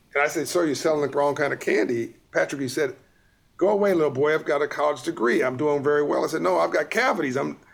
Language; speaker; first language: English; native; English